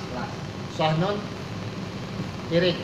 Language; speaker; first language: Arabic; non-native, fluent; Indonesian